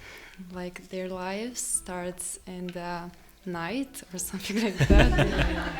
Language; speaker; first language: English; non-native, fluent; Polish